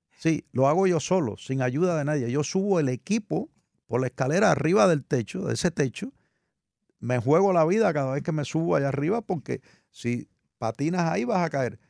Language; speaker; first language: Spanish; native; Spanish